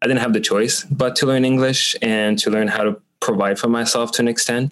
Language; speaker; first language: English; non-native, fluent; French